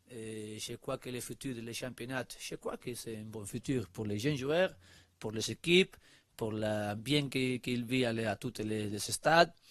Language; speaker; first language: French; non-native, learner; Spanish